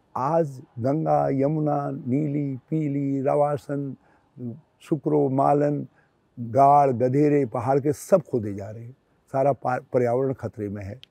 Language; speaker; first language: Hindi; native; Hindi